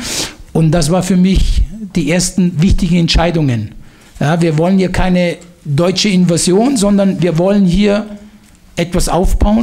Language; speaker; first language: German; non-native, fluent; Italian